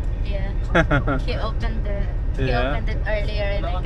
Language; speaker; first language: English; non-native, local second language; Filipino